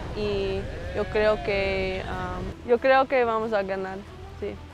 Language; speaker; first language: Spanish; non-native, learner; English